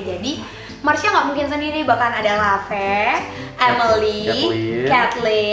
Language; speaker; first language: Indonesian; native; Indonesian